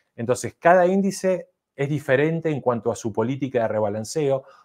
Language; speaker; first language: Spanish; native; Spanish